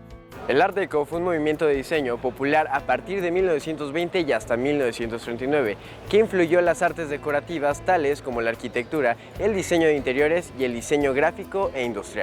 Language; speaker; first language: Spanish; native; Spanish